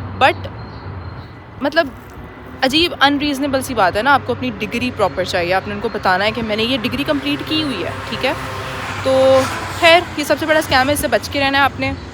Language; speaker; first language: Urdu; native; Urdu